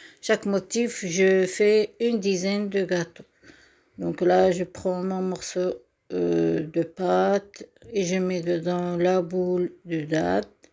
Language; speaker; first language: French; non-native, local second language; Arabic